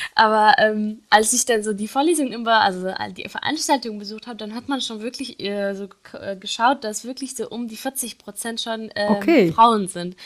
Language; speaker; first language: German; non-native, fluent; Arabic